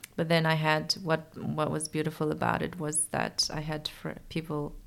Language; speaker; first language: English; early bilingual, other home language; Persian